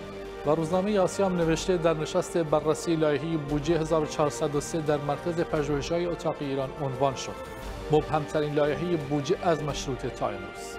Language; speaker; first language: Persian; non-native, local second language; Kurdish